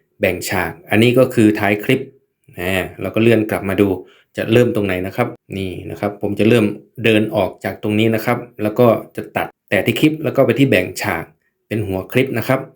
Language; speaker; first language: Thai; native; Thai